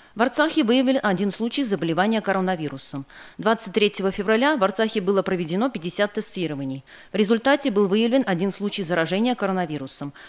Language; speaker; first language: Russian; non-native, local second language; Armenian